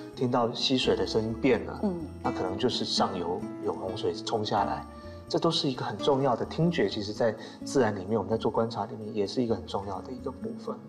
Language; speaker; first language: Chinese; native; Chinese